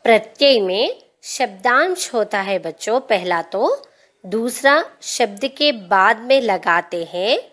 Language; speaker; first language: Hindi; non-native, local second language; Telugu